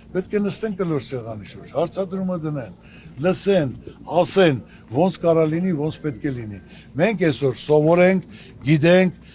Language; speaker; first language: Armenian; native; Armenian